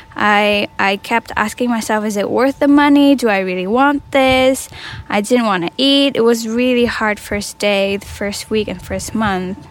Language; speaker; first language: English; non-native, fluent; Indonesian